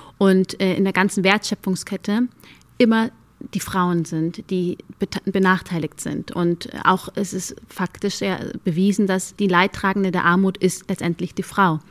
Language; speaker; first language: German; early bilingual, other home language; Amharic